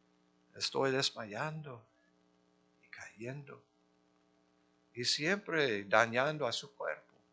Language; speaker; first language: Spanish; non-native, fluent; English